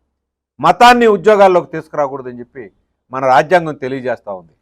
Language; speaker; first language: Telugu; native; Telugu